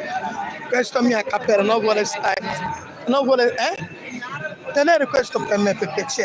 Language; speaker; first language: Italian; non-native, learner; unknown